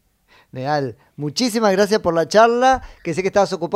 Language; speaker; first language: Spanish; native; Spanish